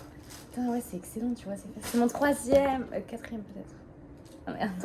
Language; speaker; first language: French; native; French